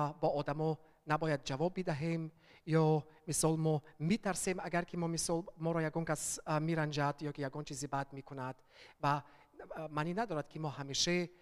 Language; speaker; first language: Persian; early bilingual, heritage; Persian